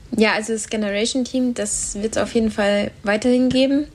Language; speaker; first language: German; native; German